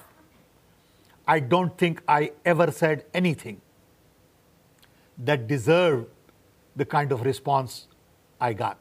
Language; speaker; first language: English; non-native, local second language; Gujarati